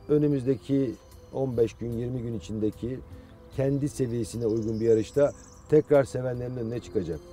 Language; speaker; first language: Turkish; native; Turkish